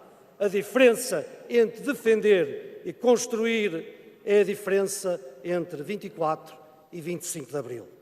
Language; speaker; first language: Portuguese; native; Portuguese